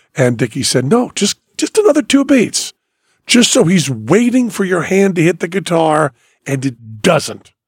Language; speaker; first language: English; native; English